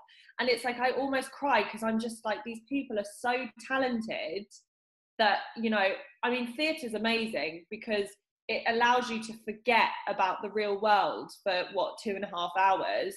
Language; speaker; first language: English; native; English